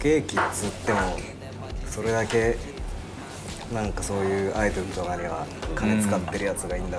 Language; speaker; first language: Japanese; native; Japanese